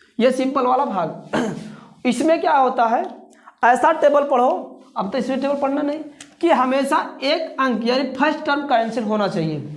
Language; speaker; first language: Hindi; native; Hindi